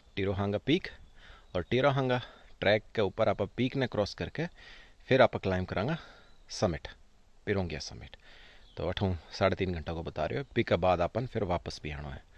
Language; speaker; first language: Hindi; native; Hindi